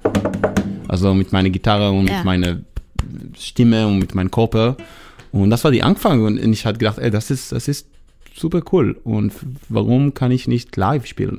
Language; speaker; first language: German; non-native, learner; Hebrew